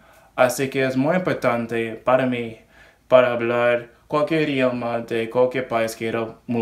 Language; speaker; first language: Spanish; non-native, learner; English